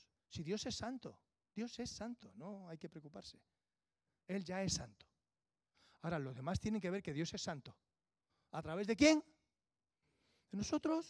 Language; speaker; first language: Spanish; native; Spanish